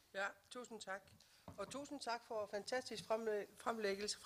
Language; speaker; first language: Danish; non-native, local second language; Kalaallisut